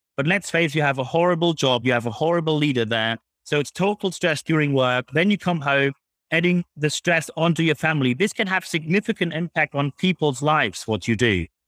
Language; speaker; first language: English; non-native, fluent; German